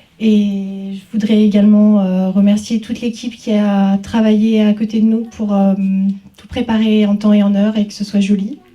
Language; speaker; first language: French; native; French